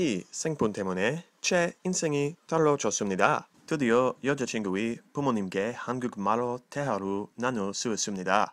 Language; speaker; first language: Korean; non-native, learner; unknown